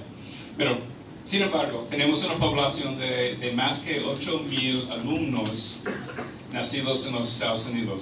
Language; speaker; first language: Spanish; non-native, fluent; English